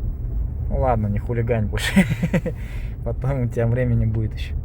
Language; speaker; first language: Russian; native; Russian